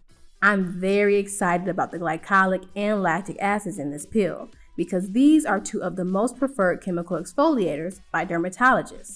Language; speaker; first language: English; native; English